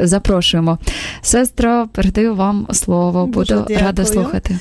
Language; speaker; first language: Ukrainian; native; Ukrainian